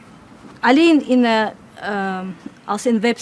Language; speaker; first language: Dutch; non-native, learner; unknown